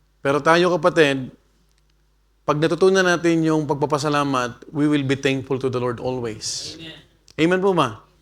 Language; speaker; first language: Filipino; non-native, local second language; Bikol